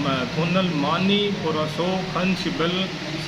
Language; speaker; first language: Korean; non-native, learner; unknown